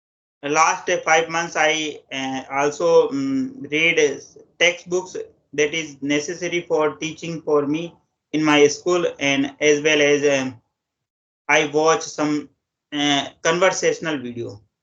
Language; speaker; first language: English; non-native, local second language; Hindi